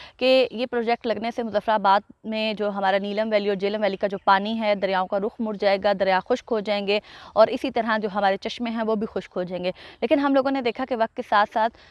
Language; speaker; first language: Urdu; non-native, local second language; Punjabi